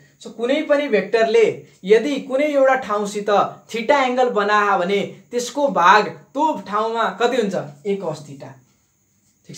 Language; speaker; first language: Nepali; native; Nepali